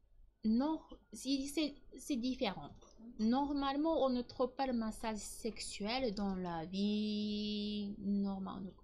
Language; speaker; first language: French; non-native, learner; Japanese